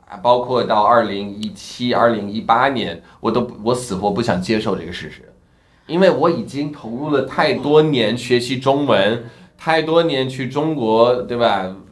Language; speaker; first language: Chinese; non-native, fluent; English